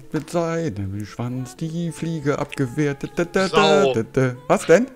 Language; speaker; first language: German; native; German